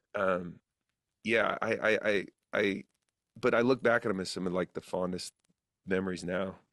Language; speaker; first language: English; native; English